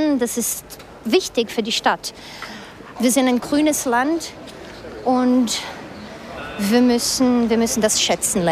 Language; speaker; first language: German; early bilingual, other home language; Portuguese